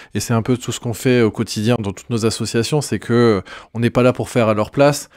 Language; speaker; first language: French; native; French